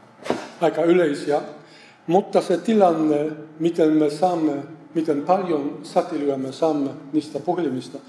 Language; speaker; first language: Finnish; non-native, fluent; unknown